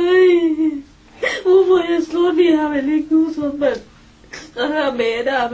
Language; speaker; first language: Norwegian; non-native, learner; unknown